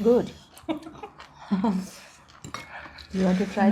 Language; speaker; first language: English; non-native, learner; Nepali